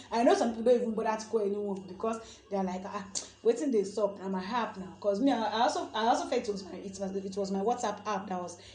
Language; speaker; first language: Nigerian Pidgin; non-native, local second language; Yoruba